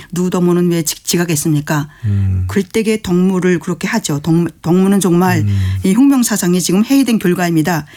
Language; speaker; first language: Korean; native; Korean